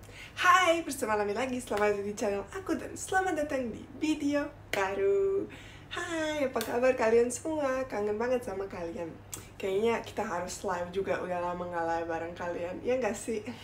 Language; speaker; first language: Indonesian; non-native, fluent; Bosnian